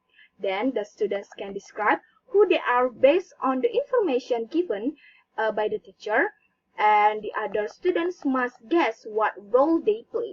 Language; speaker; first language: English; non-native, learner; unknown